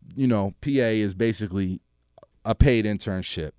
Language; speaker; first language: English; native; English